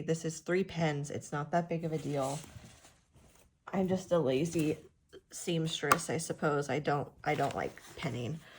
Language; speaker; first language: English; native; English